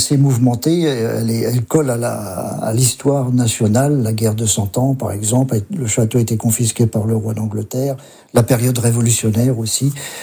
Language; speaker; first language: French; native; French